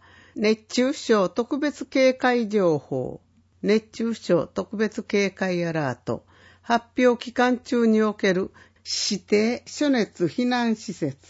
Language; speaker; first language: Japanese; native; Japanese